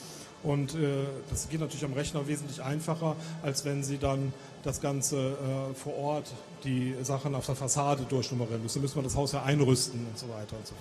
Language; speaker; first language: German; native; German